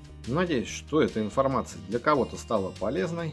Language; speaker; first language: Russian; native; Russian